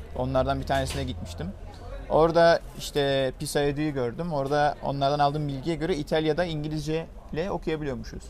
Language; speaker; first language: Turkish; native; Turkish